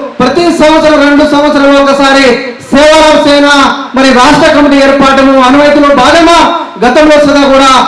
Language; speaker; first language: Telugu; non-native, local second language; Lambadi